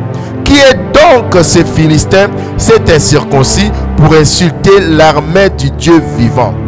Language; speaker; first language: French; non-native, local second language; Lingala